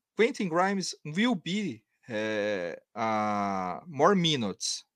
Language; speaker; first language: English; non-native, learner; Portuguese